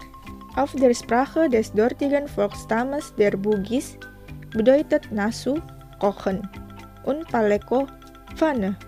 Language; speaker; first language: German; non-native, fluent; Indonesian